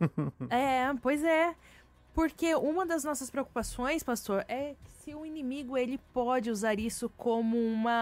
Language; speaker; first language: Portuguese; native; Portuguese